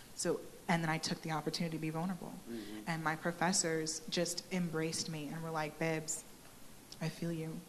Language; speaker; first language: English; native; English